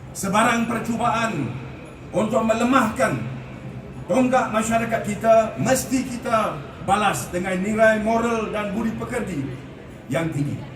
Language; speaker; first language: Malay; non-native, local second language; Punjabi